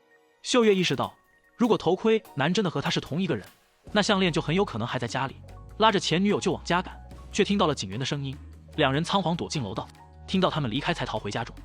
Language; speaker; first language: Chinese; native; Chinese